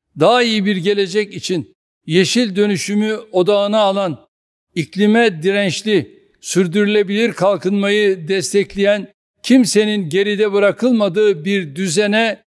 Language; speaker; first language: Turkish; native; Turkish